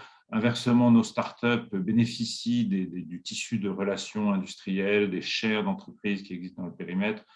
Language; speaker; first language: French; native; French